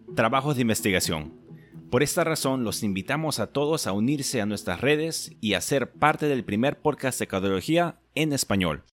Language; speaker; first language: Spanish; native; Spanish